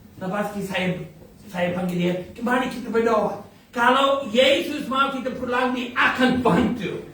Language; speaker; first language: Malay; non-native, fluent; English